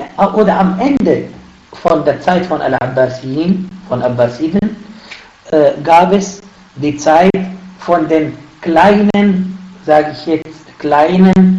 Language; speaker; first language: German; non-native, fluent; Arabic